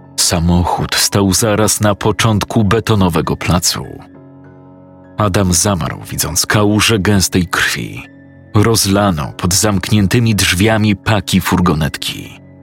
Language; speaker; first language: Polish; native; Polish